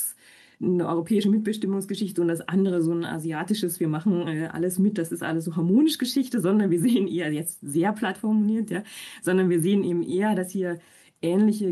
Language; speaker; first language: German; native; German